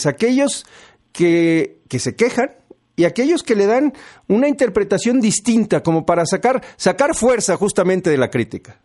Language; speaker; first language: Spanish; native; Spanish